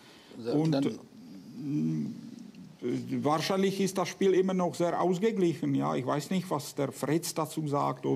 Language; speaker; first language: German; non-native, fluent; Czech